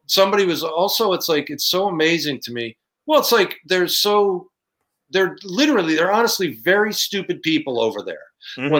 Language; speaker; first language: English; native; English